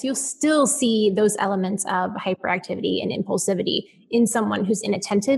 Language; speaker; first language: English; native; English